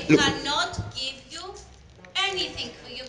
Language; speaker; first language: English; non-native, local second language; Greek